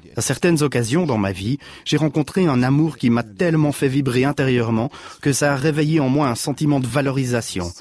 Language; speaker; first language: French; non-native, fluent; German